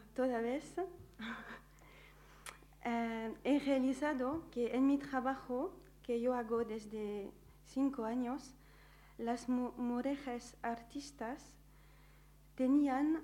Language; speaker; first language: Spanish; non-native, learner; French